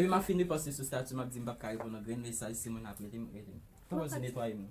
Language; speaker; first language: French; non-native, learner; Haitian Creole